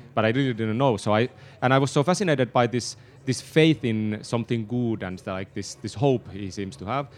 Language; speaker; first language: English; non-native, fluent; Finnish